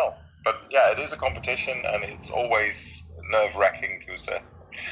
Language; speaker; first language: English; non-native, fluent; Dutch